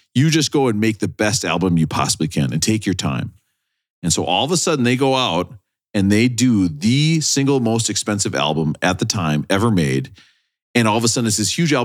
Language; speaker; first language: English; native; English